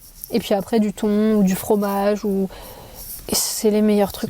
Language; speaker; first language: French; native; French